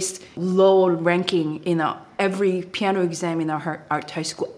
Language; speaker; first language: English; non-native, fluent; Korean